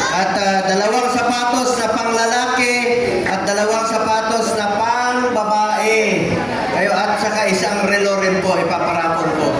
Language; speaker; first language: Filipino; non-native, local second language; Cebuano